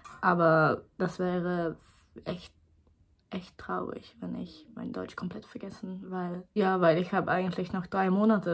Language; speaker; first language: German; non-native, learner; Swedish